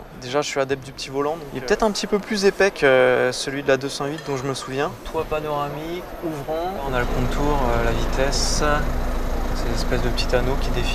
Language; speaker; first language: French; native; French